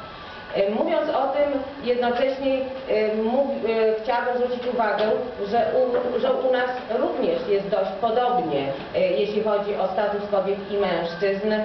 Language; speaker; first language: Polish; native; Polish